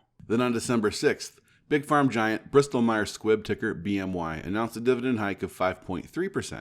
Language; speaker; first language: English; native; English